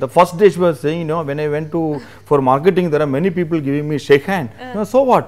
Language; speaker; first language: English; non-native, local second language; Malayalam